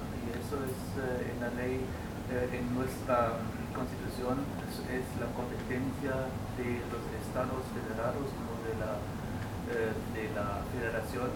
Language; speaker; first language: Spanish; non-native, fluent; German